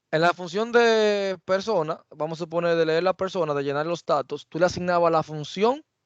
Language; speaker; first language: Spanish; native; Spanish